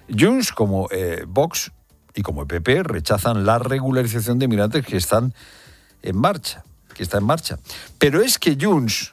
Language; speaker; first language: Spanish; native; Spanish